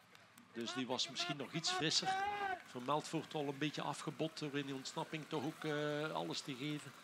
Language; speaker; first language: Dutch; native; Dutch